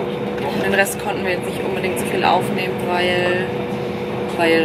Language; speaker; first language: German; native; German